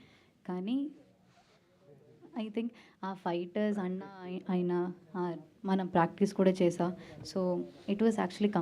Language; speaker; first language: Telugu; non-native, local second language; Malayalam